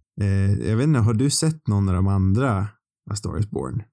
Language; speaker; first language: Swedish; native; Swedish